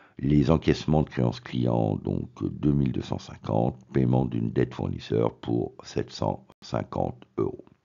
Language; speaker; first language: French; native; French